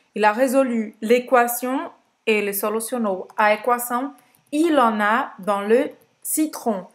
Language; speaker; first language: Portuguese; native; Portuguese